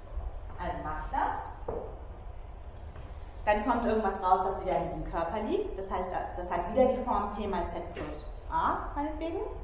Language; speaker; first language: German; native; German